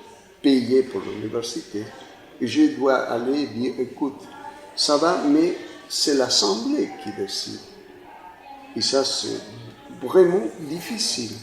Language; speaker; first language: French; non-native, fluent; Spanish